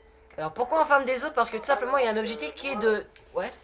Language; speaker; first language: French; native; French